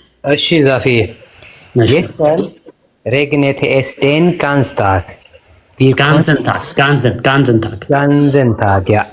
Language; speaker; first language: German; non-native, learner; Amharic